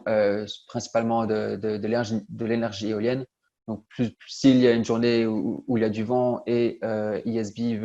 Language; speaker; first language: French; native; French